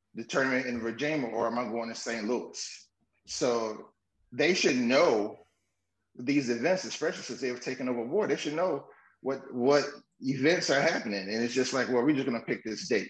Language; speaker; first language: English; native; English